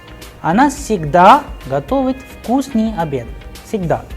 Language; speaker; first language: Russian; non-native, fluent; Hindi